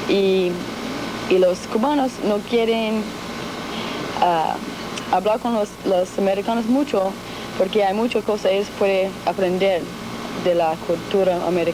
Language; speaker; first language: Spanish; non-native, learner; English